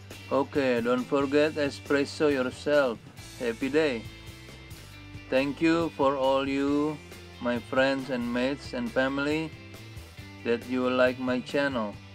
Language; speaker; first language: English; non-native, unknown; Indonesian